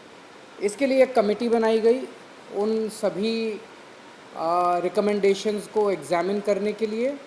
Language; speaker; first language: Hindi; native; Hindi